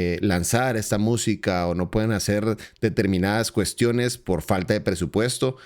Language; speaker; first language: Spanish; native; Spanish